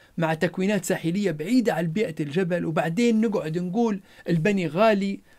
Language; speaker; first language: Arabic; non-native, local second language; Berber languages